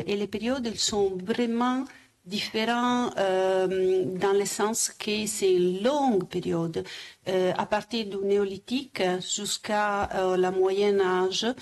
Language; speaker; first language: French; non-native, fluent; Italian